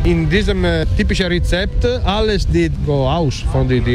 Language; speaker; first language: German; non-native, learner; Italian